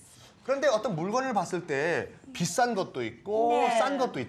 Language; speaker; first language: Korean; native; Korean